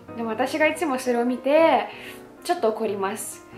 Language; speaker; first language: Japanese; non-native, fluent; Russian